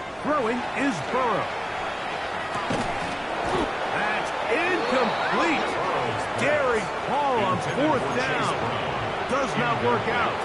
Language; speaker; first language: English; native; English